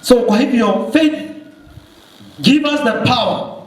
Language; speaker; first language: English; non-native, local second language; Swahili